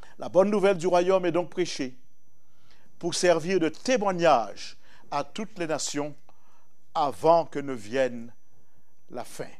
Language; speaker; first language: French; native; French